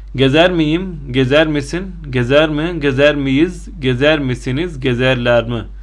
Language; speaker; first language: Turkish; non-native, fluent; Hindi